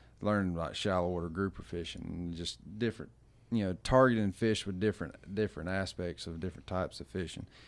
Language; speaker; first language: English; native; English